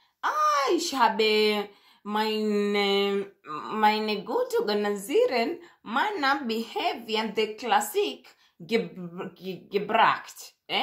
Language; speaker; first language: German; non-native, learner; Swahili